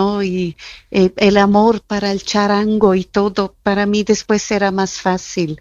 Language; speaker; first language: Spanish; non-native, fluent; German